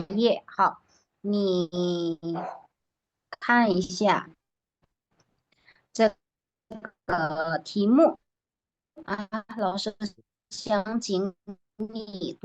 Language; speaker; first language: Chinese; non-native, fluent; Indonesian